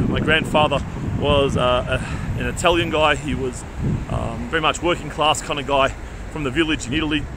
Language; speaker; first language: English; native; English